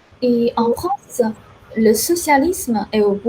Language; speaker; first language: French; non-native, fluent; Chinese